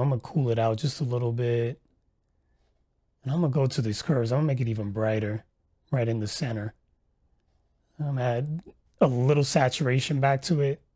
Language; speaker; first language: English; native; English